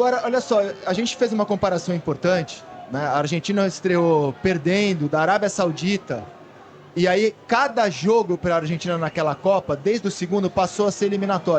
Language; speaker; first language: Portuguese; native; Portuguese